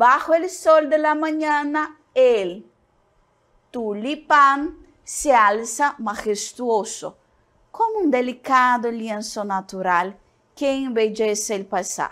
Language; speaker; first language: Spanish; non-native, learner; Portuguese